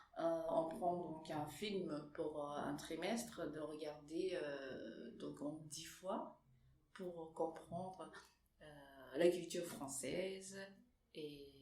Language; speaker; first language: French; non-native, fluent; Japanese